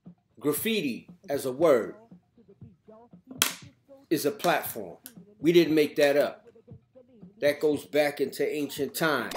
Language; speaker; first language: English; native; English